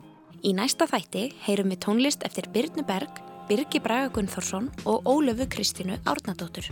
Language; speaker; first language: Icelandic; native; Icelandic